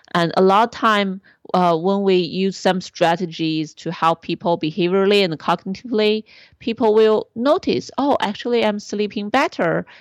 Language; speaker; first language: English; non-native, fluent; Chinese